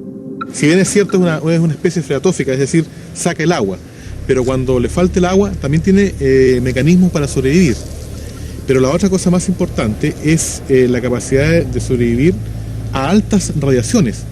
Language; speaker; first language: Spanish; native; Spanish